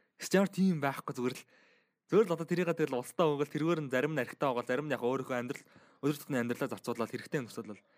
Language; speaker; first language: Mongolian; native; Mongolian